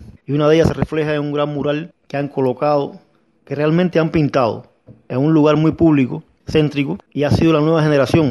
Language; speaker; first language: Spanish; native; Spanish